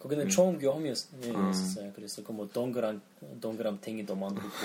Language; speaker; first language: Korean; non-native, fluent; English